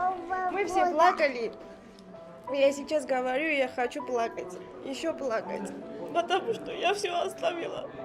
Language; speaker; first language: Russian; non-native, fluent; Armenian